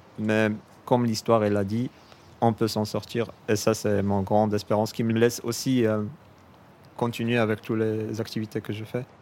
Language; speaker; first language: French; non-native, local second language; Arabic